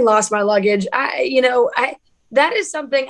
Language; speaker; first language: English; native; English